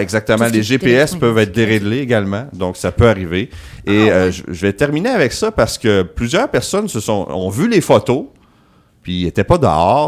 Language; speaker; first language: French; native; French